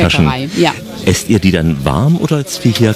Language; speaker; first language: German; native; German